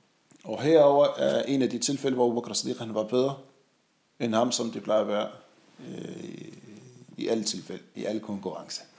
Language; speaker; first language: Danish; non-native, fluent; Arabic